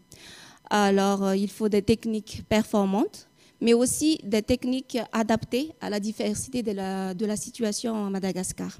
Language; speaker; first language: French; non-native, local second language; Malagasy